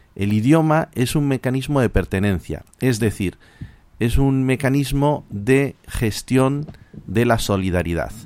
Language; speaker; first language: Spanish; native; Spanish